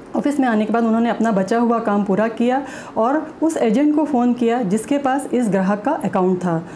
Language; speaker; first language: Hindi; non-native, local second language; Marathi